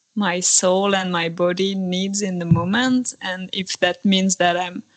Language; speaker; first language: English; non-native, fluent; French